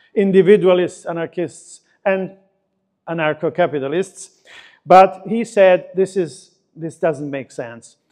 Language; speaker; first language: English; non-native, fluent; Italian